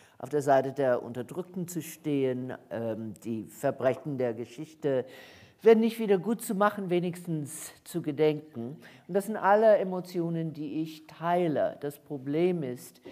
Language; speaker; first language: German; non-native, fluent; English